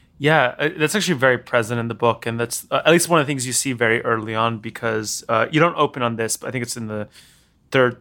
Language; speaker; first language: English; native; English